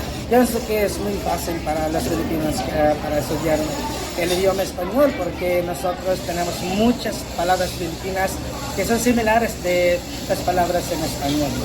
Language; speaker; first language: Spanish; non-native, learner; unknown